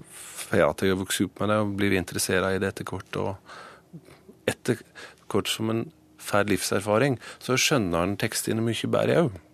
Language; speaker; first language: Norwegian; native; Norwegian